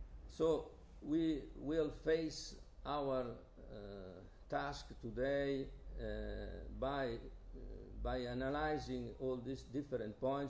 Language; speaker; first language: English; non-native, fluent; Italian